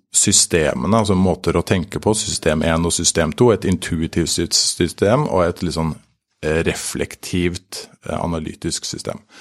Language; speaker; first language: Norwegian; native; Norwegian